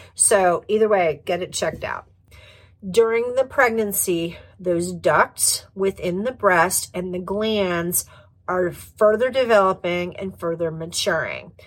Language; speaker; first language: English; native; English